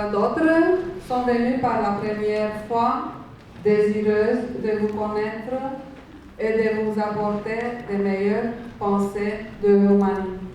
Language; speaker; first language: French; non-native, fluent; Romanian